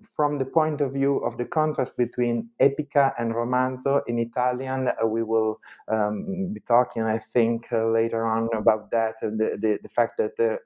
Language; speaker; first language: English; non-native, fluent; Italian